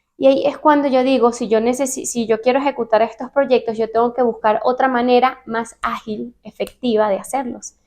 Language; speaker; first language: Spanish; native; Spanish